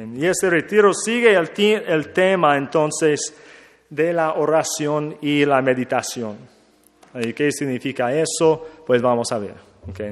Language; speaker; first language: Spanish; non-native, learner; English